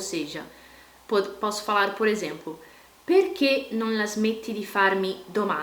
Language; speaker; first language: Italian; non-native, fluent; Portuguese